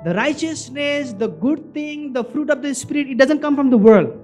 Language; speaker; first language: English; non-native, local second language; Nepali